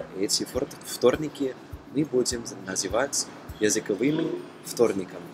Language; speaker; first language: Russian; non-native, fluent; German